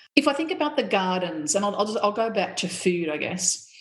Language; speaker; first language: English; native; English